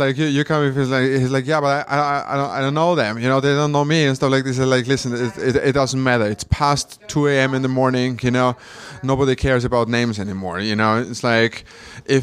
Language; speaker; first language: English; non-native, fluent; German